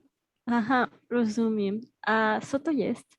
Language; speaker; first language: Polish; non-native, learner; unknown